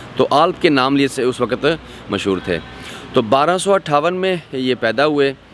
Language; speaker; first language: Urdu; non-native, local second language; Punjabi